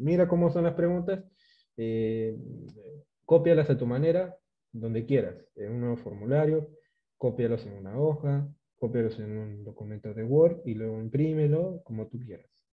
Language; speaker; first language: Spanish; native; Spanish